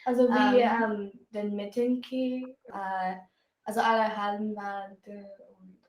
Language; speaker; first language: German; non-native, learner; English